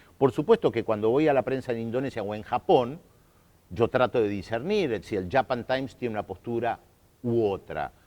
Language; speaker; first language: Spanish; early bilingual, other home language; German